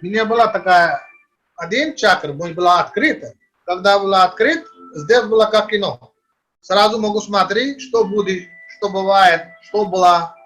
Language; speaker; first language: Russian; non-native, learner; Hindi